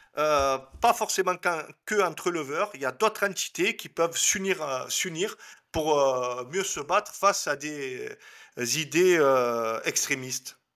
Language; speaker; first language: French; native; French